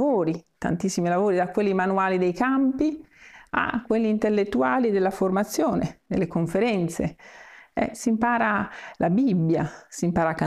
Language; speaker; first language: Italian; native; Italian